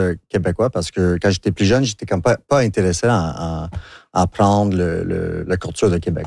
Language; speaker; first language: French; non-native, local second language; English